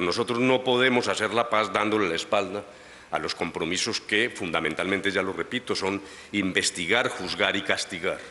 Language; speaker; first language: Spanish; native; Spanish